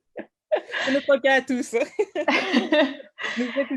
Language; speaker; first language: French; native; French